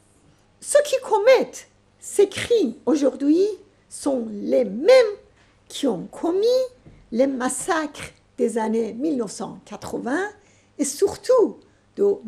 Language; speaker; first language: French; non-native, fluent; Persian